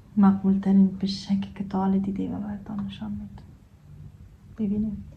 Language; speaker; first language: Persian; native; Persian